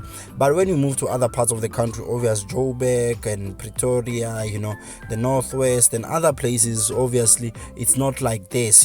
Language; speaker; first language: English; non-native, local second language; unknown